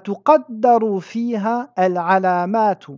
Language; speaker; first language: Arabic; non-native, fluent; French